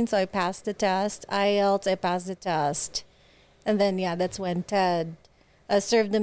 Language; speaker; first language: English; non-native, local second language; Hiligaynon